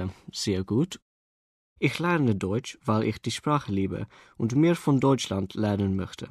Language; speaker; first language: German; non-native, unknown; Afrikaans